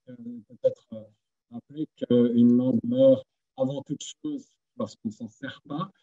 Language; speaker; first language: French; native; French